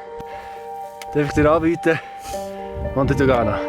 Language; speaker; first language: German; native; German